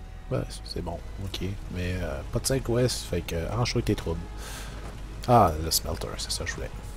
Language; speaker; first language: French; native; French